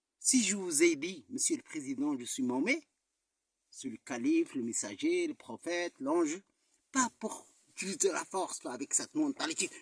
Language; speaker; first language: French; non-native, local second language; Arabic